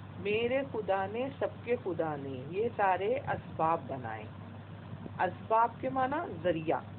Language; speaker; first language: Urdu; native; Urdu